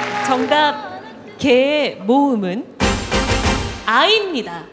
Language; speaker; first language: Korean; native; Korean